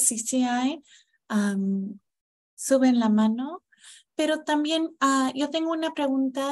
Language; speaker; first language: Spanish; non-native, fluent; English